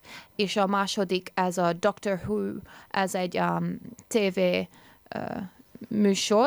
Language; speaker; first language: Hungarian; non-native, learner; English